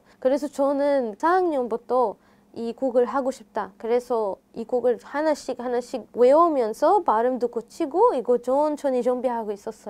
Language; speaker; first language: Korean; non-native, fluent; Arabic